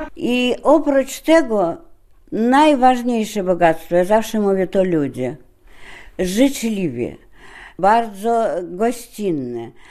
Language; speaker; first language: Polish; non-native, fluent; Russian